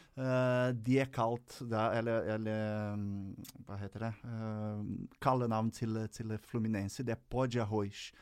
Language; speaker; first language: Norwegian; non-native, fluent; Portuguese